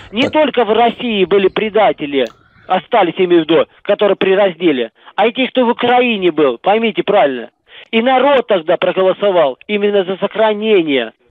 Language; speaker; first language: Russian; native; Russian